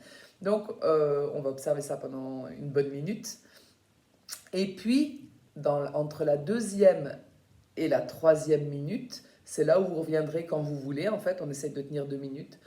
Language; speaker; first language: French; native; French